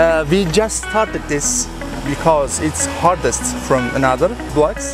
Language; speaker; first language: English; non-native, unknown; Turkish